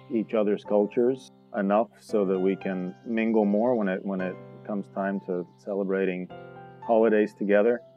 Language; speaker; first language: English; early bilingual, other home language; Bulgarian